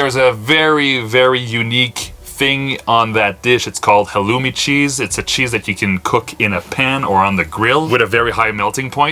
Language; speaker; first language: English; non-native, local second language; French